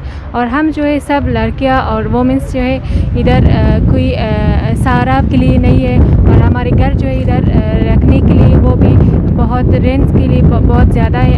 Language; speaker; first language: Hindi; non-native, local second language; Persian